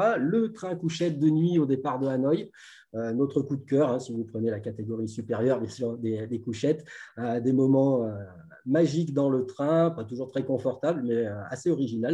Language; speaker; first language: French; native; French